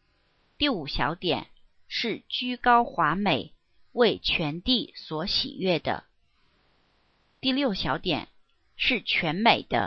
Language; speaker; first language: Chinese; native; Chinese